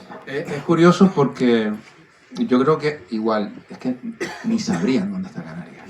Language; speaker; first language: Spanish; native; Spanish